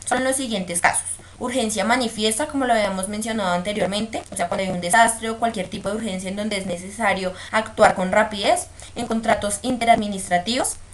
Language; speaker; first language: Spanish; native; Spanish